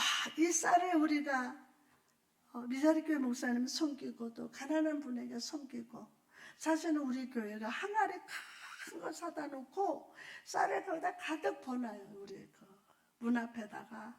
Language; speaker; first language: Korean; native; Korean